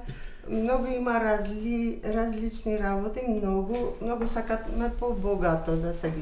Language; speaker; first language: Macedonian; non-native, fluent; Armenian